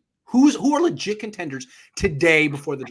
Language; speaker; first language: English; native; English